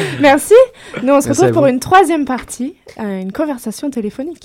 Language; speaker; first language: French; native; French